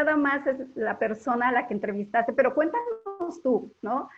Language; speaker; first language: Spanish; native; Spanish